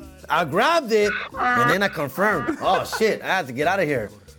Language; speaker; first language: English; early bilingual, other home language; Spanish